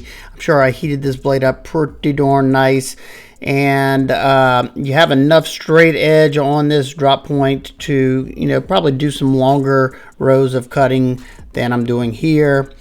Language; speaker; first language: English; native; English